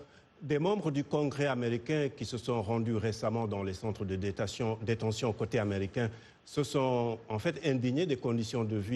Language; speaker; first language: French; native; French